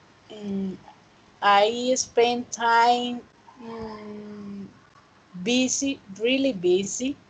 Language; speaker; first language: English; non-native, fluent; Spanish